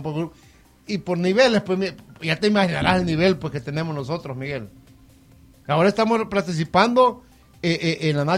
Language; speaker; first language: Spanish; native; Spanish